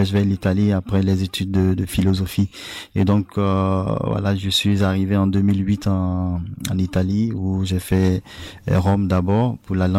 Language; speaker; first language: French; non-native, local second language; Baoulé